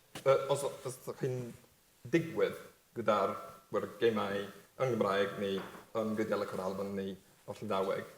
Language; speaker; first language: Welsh; non-native, fluent; Spanish